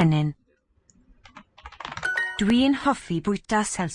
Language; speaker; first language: Welsh; non-native, learner; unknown